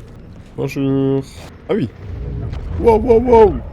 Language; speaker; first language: French; native; French